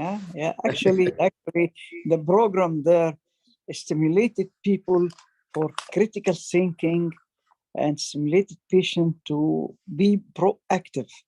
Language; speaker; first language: English; non-native, fluent; Arabic